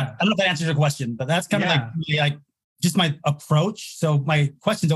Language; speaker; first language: English; native; English